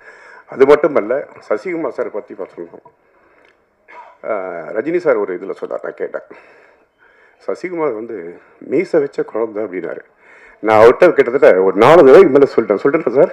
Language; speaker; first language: Tamil; native; Tamil